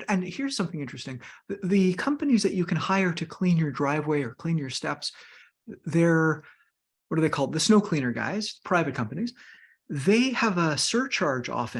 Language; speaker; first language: English; native; English